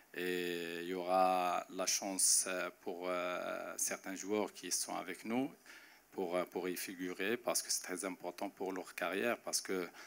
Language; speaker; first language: French; non-native, local second language; Arabic